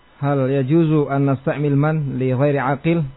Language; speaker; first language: Arabic; non-native, fluent; Indonesian